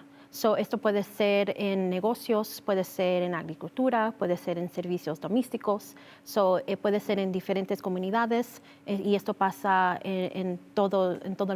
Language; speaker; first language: Spanish; early bilingual, heritage; Spanish